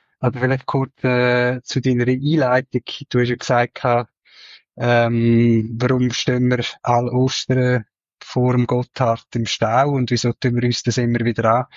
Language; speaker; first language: German; native; German